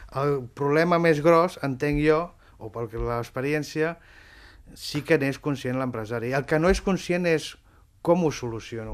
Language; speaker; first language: Catalan; native; Catalan